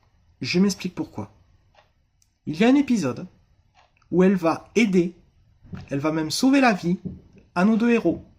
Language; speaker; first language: French; native; French